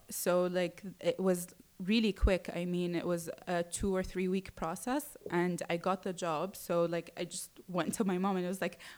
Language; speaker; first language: English; early bilingual, other home language; Arabic